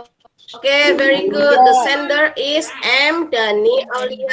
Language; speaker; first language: English; non-native, fluent; Indonesian